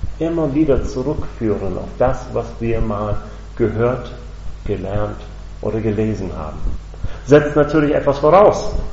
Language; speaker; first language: German; non-native, fluent; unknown